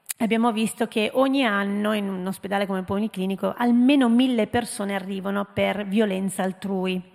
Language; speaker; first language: Italian; early bilingual, heritage; Italian